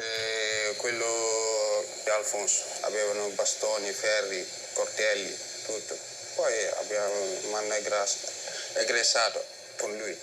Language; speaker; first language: Italian; non-native, learner; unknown